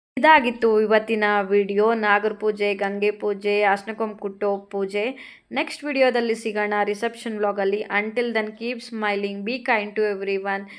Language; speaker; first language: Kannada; non-native, local second language; Telugu